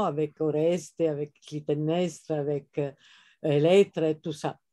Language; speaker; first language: French; non-native, fluent; Italian